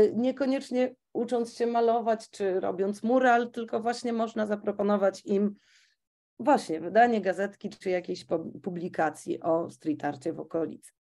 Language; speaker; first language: Polish; native; Polish